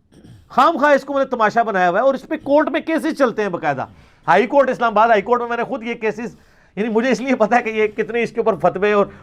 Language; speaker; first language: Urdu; non-native, local second language; Punjabi